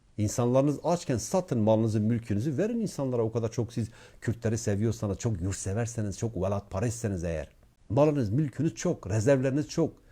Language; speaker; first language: Turkish; non-native, local second language; Kurdish